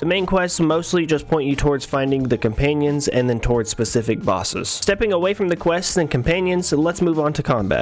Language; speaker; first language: English; native; English